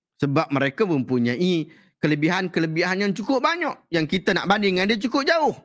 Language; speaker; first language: Malay; native; Malay